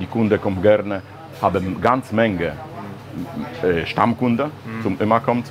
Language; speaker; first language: German; non-native, learner; Polish